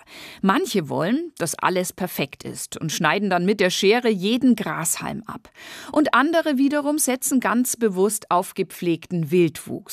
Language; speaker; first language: German; native; German